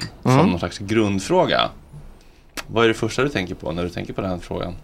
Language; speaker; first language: Swedish; native; Swedish